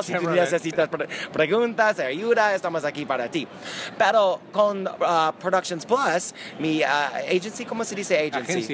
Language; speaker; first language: Spanish; non-native, learner; English